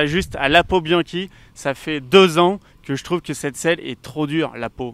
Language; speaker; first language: French; native; French